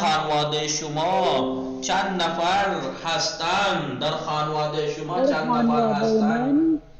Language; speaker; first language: Persian; non-native, fluent; Urdu